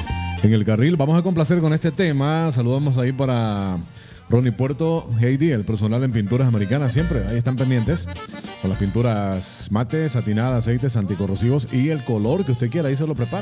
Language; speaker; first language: Spanish; native; Spanish